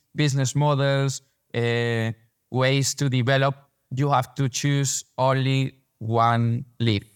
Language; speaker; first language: English; non-native, learner; Spanish